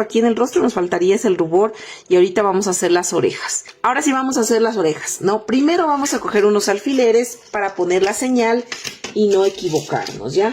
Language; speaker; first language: Spanish; native; Spanish